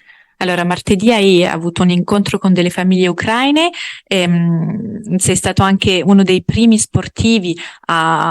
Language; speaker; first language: Italian; native; Italian